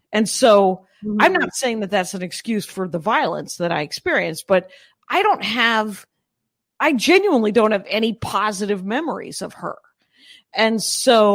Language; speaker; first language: English; native; English